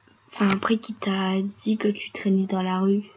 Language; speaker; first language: French; native; French